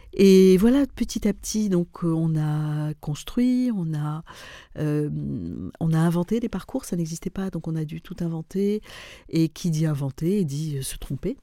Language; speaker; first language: French; non-native, local second language; Arabic